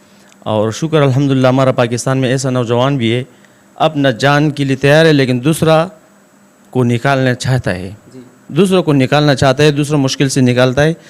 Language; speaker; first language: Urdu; non-native, local second language; Pashto